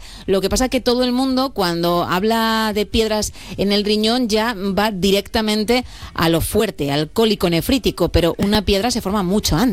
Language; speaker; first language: Spanish; native; Spanish